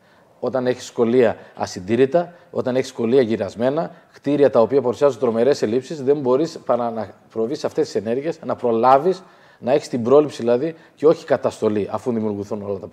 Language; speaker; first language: Greek; native; Greek